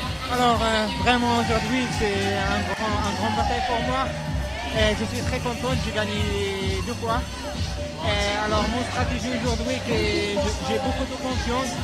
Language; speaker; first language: French; non-native, fluent; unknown